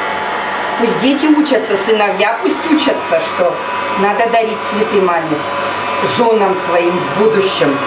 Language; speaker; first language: Russian; native; Russian